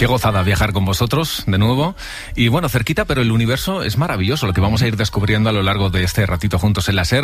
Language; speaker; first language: Spanish; native; Spanish